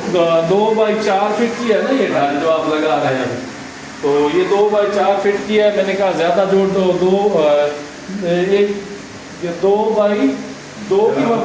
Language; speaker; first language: Urdu; non-native, local second language; Saraiki